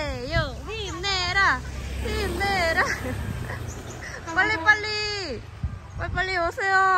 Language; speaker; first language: Korean; non-native, learner; Khmer